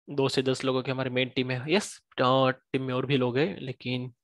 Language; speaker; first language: Hindi; native; Hindi